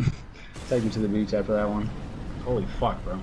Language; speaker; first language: English; native; English